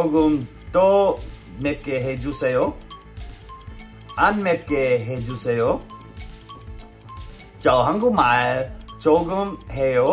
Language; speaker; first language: Korean; non-native, learner; English